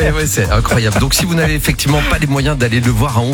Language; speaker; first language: French; native; French